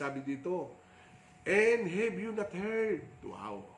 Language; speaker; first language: Filipino; native; Filipino